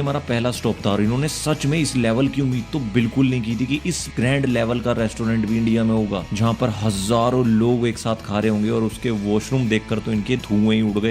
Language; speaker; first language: Hindi; native; Hindi